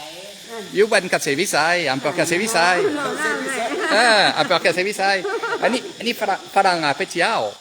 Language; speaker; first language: Thai; non-native, learner; French